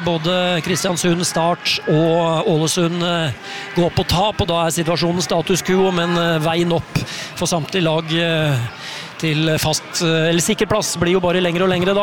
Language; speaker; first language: Norwegian; native; Norwegian